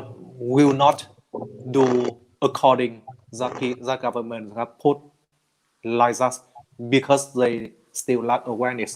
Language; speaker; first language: English; non-native, learner; Vietnamese